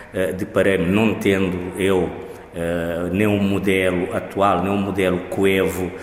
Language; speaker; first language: Portuguese; non-native, local second language; Kabuverdianu